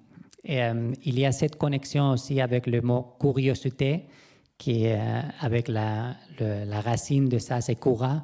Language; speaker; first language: French; non-native, fluent; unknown